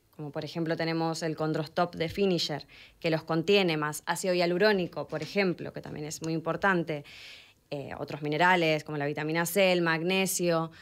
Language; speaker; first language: Spanish; native; Spanish